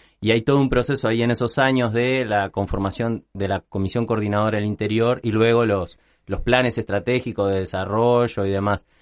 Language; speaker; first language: Spanish; native; Spanish